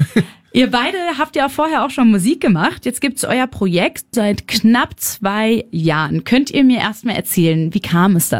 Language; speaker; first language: German; native; German